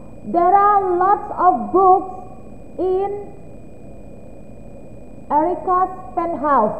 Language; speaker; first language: English; non-native, fluent; Indonesian